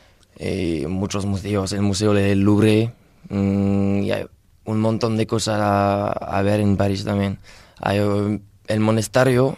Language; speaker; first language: Spanish; non-native, learner; French